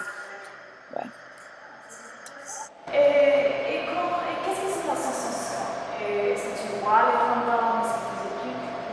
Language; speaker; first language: French; non-native, learner; English